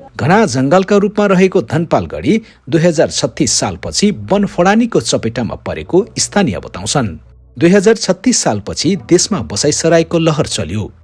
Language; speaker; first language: Nepali; native; Nepali